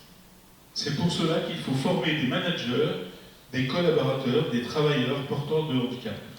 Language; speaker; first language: French; native; French